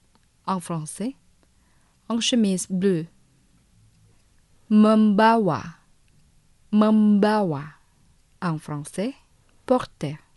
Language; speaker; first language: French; non-native, fluent; Indonesian